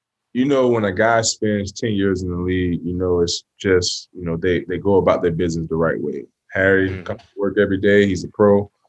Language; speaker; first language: English; native; English